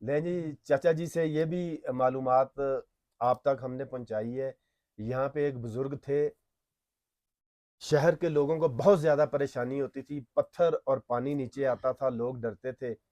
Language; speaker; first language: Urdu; non-native, local second language; Punjabi